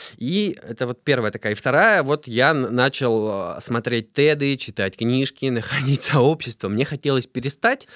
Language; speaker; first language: Russian; native; Russian